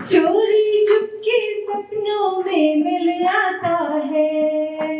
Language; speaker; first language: Hindi; native; Hindi